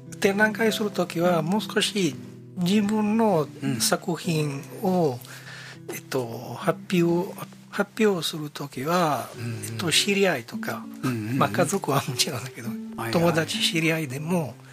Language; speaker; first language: Japanese; non-native, fluent; Italian